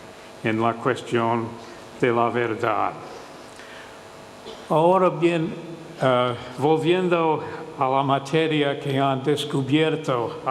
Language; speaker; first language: Spanish; non-native, fluent; English